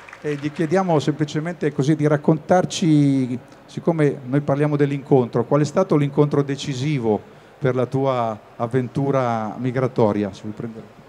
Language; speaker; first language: Italian; native; Italian